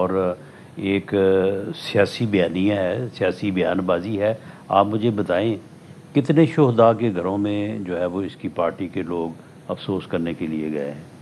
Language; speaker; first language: Urdu; non-native, local second language; Punjabi